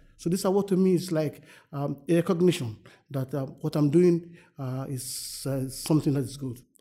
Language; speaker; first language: English; non-native, local second language; Yoruba